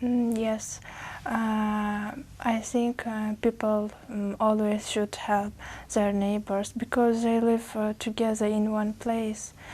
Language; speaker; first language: English; non-native, learner; Uzbek